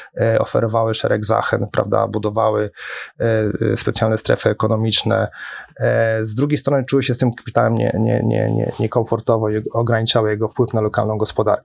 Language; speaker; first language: Polish; native; Polish